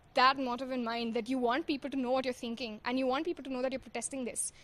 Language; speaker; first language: English; non-native, local second language; Hindi